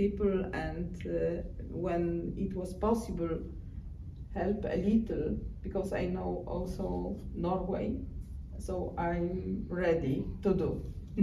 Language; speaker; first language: English; non-native, learner; Polish